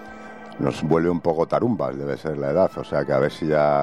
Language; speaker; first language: Spanish; native; Spanish